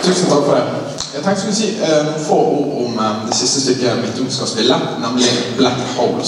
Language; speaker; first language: Norwegian; native; Norwegian